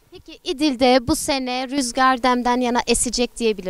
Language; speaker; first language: Turkish; native; Turkish